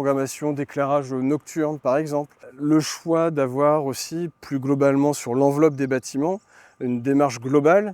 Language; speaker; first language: French; native; French